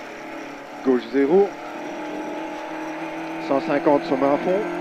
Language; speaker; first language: French; native; French